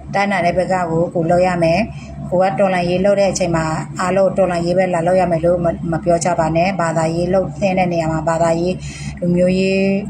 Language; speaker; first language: Burmese; non-native, local second language; S'gaw Karen